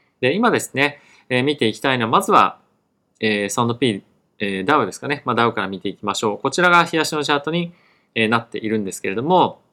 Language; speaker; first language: Japanese; native; Japanese